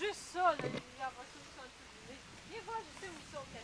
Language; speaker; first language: French; native; French